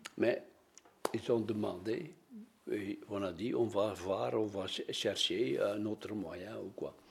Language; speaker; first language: French; non-native, local second language; Dutch